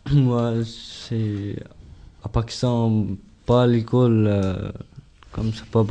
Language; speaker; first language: French; non-native, learner; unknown